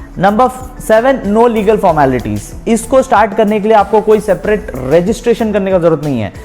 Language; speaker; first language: Hindi; native; Hindi